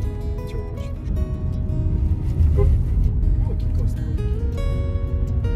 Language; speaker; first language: Russian; native; Russian